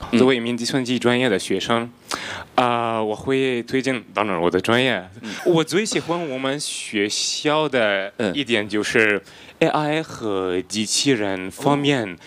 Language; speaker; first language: Chinese; non-native, fluent; Arabic